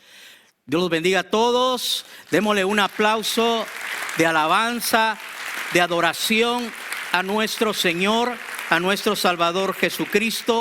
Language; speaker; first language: Spanish; native; Spanish